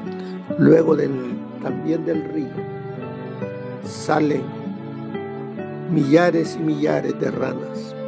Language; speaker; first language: Spanish; native; Spanish